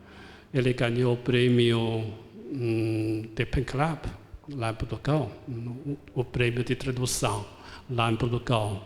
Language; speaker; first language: Portuguese; non-native, fluent; Chinese